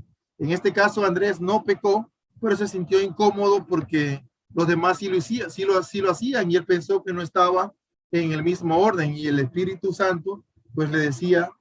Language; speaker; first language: Spanish; native; Spanish